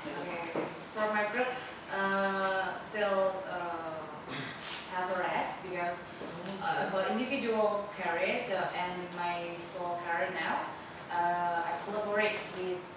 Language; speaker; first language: English; non-native, learner; Indonesian